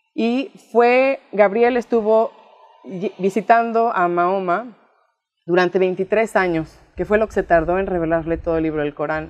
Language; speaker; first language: Spanish; native; Spanish